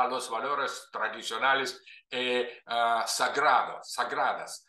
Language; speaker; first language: Spanish; non-native, fluent; Russian